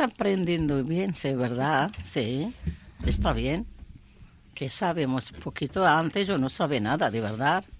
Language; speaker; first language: Spanish; non-native, learner; Arabic